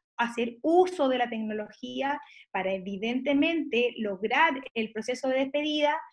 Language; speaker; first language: Spanish; native; Spanish